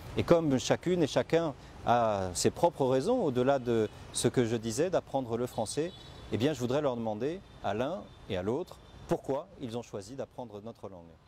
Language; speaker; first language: French; native; French